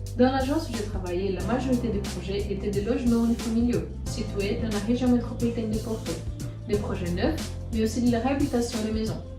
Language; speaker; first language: French; non-native, fluent; Portuguese